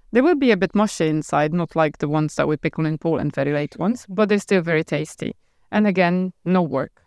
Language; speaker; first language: English; non-native, fluent; Polish